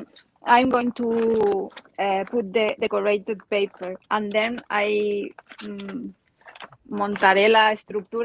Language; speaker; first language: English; non-native, learner; Spanish